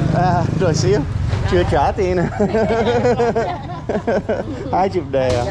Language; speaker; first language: Vietnamese; non-native, learner; English